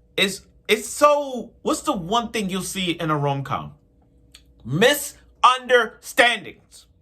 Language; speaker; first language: English; native; English